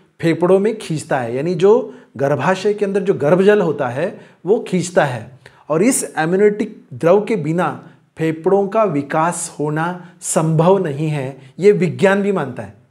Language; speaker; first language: Hindi; non-native, local second language; Marathi